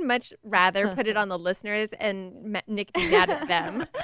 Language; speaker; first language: English; native; English